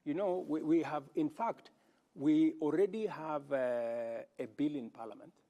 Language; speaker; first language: English; non-native, local second language; Kalenjin